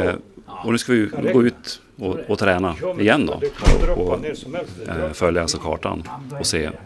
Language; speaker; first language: Swedish; native; Swedish